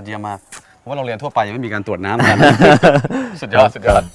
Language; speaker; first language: Thai; native; Thai